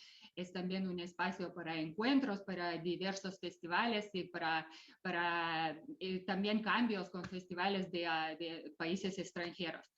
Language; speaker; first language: Spanish; non-native, fluent; Lithuanian